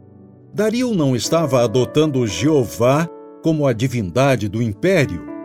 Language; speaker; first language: Portuguese; native; Portuguese